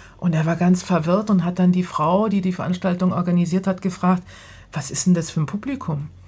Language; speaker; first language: German; native; German